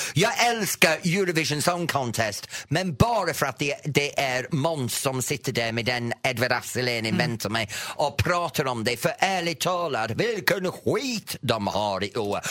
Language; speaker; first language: Swedish; non-native, fluent; English